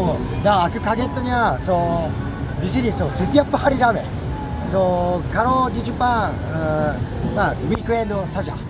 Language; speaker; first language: Indonesian; non-native, learner; Japanese